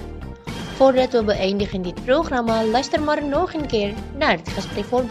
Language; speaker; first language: Dutch; non-native, fluent; Indonesian